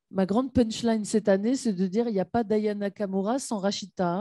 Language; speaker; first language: French; native; French